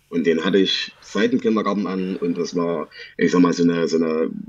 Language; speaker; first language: German; native; German